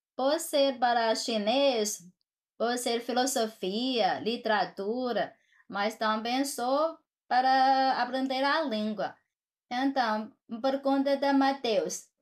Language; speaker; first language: Portuguese; non-native, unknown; Chinese